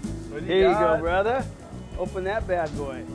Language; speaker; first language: English; native; English